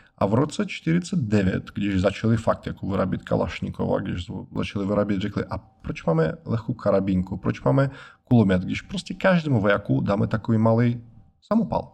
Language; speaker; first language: Czech; non-native, fluent; Russian